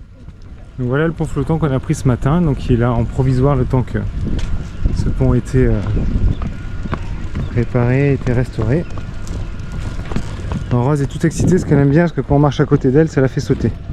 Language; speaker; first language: French; native; French